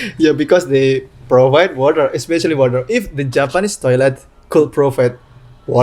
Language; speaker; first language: English; non-native, learner; Indonesian